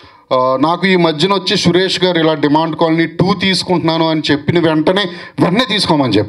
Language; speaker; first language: Telugu; native; Telugu